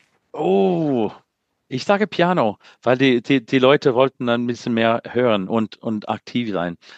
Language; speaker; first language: German; non-native, learner; English